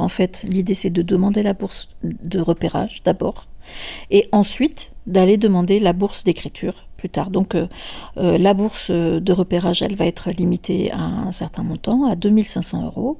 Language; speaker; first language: French; native; French